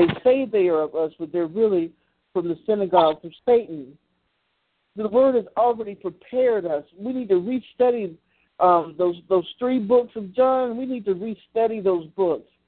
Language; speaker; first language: English; native; English